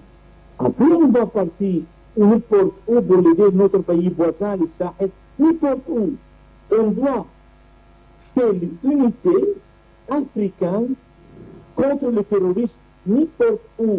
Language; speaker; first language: French; non-native, learner; Arabic